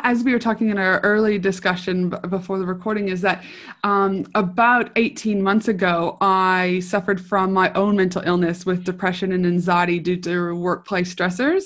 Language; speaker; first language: English; native; English